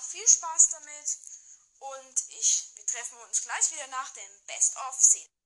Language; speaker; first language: German; native; German